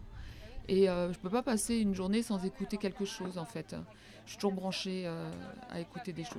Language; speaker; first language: French; native; French